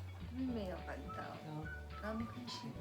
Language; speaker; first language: Chinese; non-native, learner; Filipino